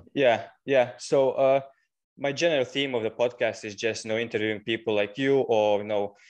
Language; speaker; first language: English; non-native, fluent; Lithuanian